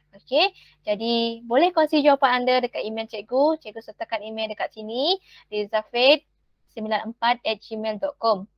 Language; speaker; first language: Malay; native; Malay